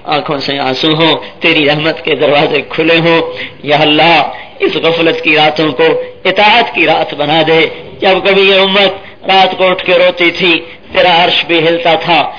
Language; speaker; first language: Urdu; non-native, local second language; Punjabi